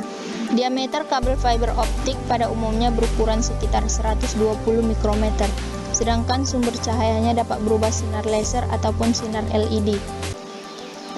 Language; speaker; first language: Indonesian; native; Indonesian